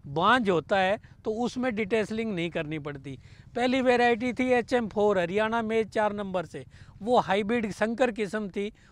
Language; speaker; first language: Hindi; native; Hindi